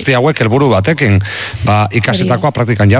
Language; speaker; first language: Basque; native; Basque